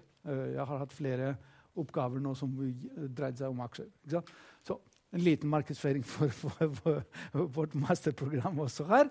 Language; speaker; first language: Norwegian; non-native, fluent; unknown